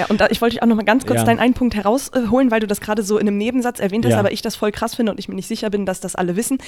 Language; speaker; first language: German; native; German